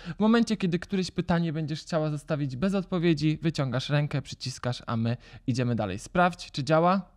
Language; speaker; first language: Polish; native; Polish